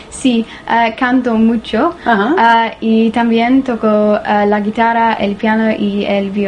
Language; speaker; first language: Spanish; non-native, learner; English